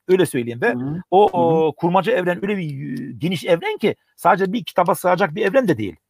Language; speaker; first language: Turkish; early bilingual, heritage; Turkish